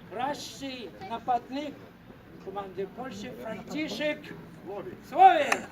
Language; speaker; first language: Ukrainian; native; Ukrainian